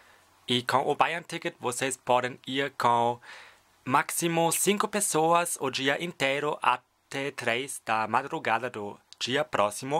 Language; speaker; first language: Portuguese; non-native, fluent; German